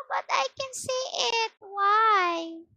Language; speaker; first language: English; non-native, local second language; Filipino